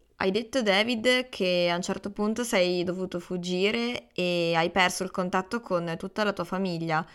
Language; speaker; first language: Italian; native; Italian